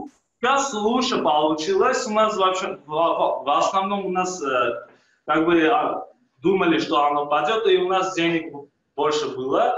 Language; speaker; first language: Russian; non-native, fluent; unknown